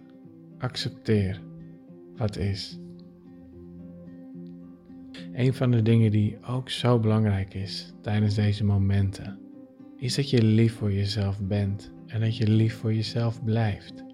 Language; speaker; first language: Dutch; native; Dutch